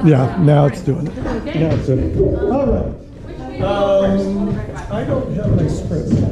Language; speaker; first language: English; native; English